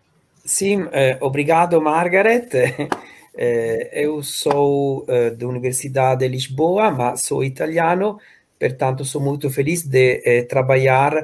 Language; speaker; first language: Portuguese; non-native, fluent; Italian